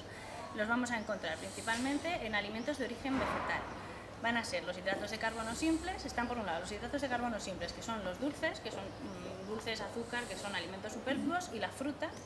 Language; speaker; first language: Spanish; native; Spanish